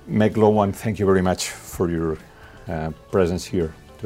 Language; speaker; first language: English; non-native, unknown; Catalan